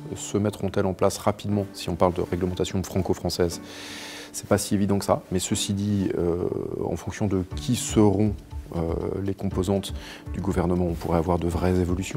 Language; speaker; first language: French; native; French